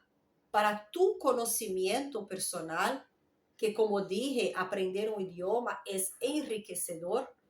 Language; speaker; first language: Spanish; non-native, fluent; Portuguese